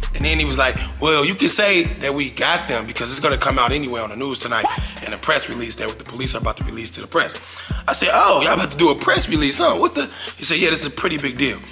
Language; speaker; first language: English; native; English